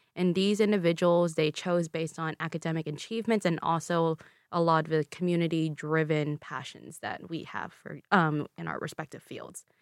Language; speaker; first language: English; early bilingual, other home language; Vietnamese